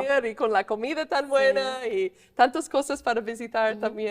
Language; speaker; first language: Spanish; non-native, fluent; English